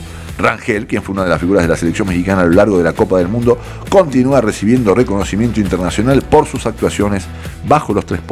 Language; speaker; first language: Spanish; native; Spanish